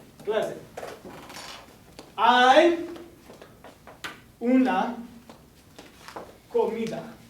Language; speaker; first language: Spanish; non-native, fluent; English